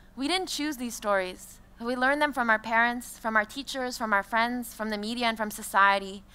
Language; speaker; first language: English; non-native, fluent; French